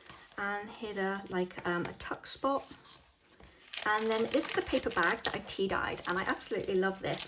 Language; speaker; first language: English; native; English